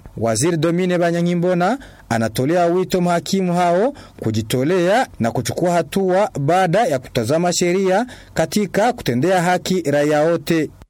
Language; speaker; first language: Swahili; non-native, local second language; Rundi